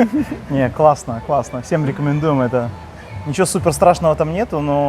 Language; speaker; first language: Russian; native; Russian